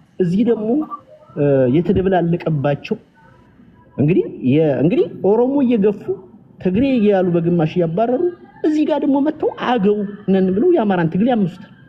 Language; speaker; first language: Amharic; native; Amharic